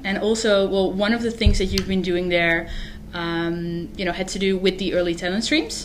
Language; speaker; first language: English; non-native, fluent; Dutch